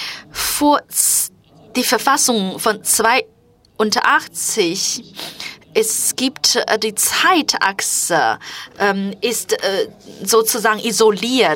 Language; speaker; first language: German; non-native, fluent; Chinese